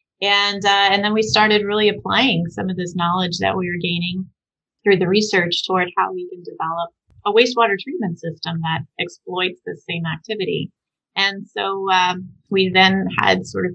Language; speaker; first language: English; native; English